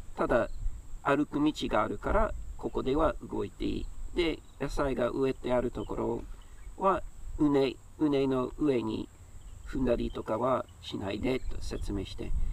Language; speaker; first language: Japanese; non-native, fluent; English